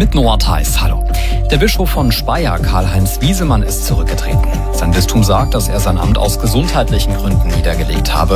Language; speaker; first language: German; native; German